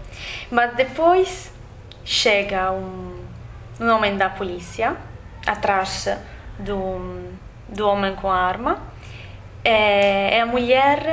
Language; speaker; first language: Portuguese; non-native, learner; Italian